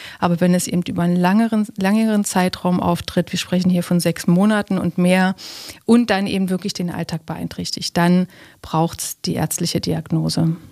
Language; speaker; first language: German; native; German